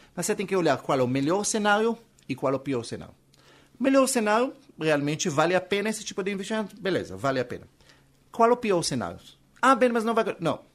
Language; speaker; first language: Portuguese; non-native, fluent; Hebrew